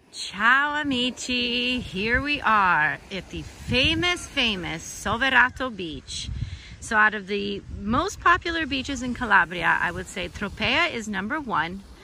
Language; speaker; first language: English; native; English